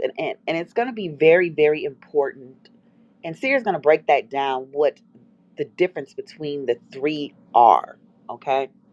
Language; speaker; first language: English; native; English